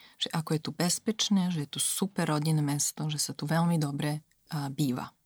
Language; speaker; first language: Slovak; non-native, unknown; Serbian